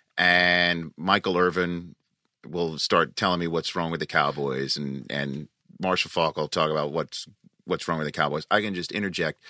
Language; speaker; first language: English; native; English